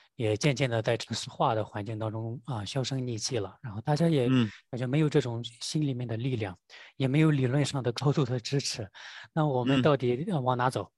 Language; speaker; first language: Chinese; native; Chinese